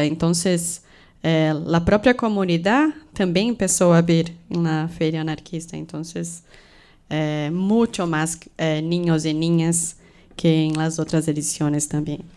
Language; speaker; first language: Spanish; non-native, fluent; Portuguese